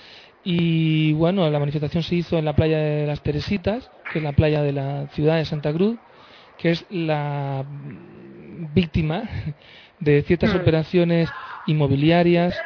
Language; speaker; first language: Spanish; native; Spanish